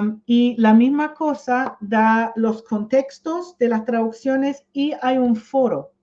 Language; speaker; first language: Spanish; non-native, fluent; English